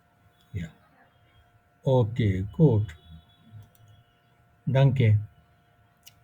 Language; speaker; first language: German; non-native, fluent; Bangla